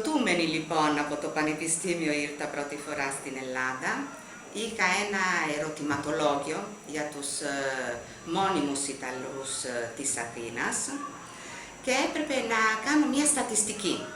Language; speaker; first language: Greek; non-native, fluent; Italian